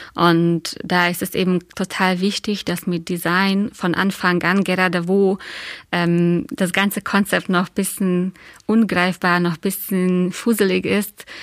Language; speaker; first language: German; non-native, fluent; Hungarian